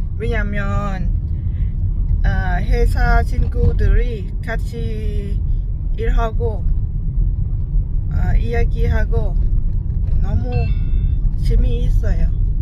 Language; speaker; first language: Korean; non-native, learner; Lao